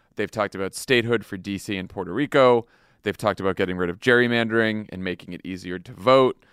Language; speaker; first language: English; native; English